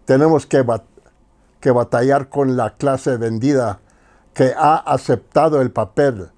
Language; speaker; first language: Spanish; early bilingual, heritage; Spanish